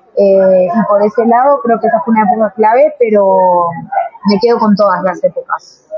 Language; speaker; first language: Spanish; native; Spanish